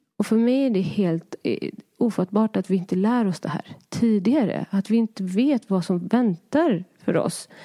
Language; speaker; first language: Swedish; early bilingual, other home language; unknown